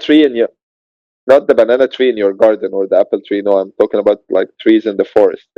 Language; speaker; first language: English; non-native, fluent; Arabic